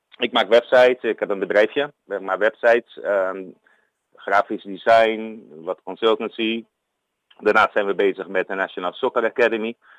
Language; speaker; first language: Dutch; native; Dutch